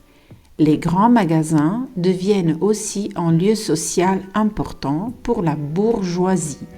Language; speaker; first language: French; non-native, fluent; Italian